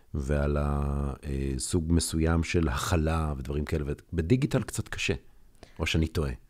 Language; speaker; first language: Hebrew; native; Hebrew